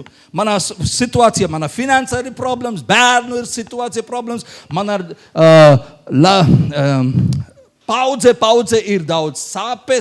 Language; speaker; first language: Latvian; non-native, learner; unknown